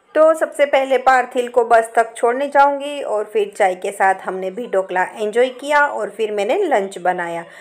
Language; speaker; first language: Hindi; non-native, local second language; Gujarati